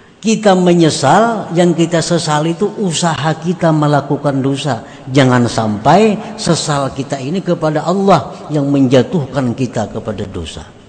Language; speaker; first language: Indonesian; non-native, local second language; Banjar